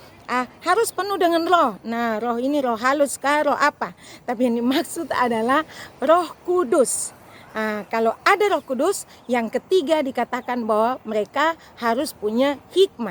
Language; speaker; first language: Indonesian; native; Indonesian